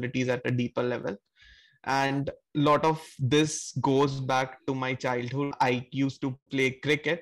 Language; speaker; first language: English; non-native, local second language; Hindi